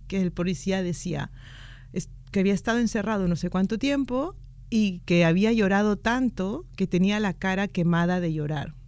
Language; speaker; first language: Spanish; native; Spanish